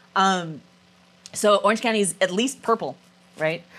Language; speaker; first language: English; native; English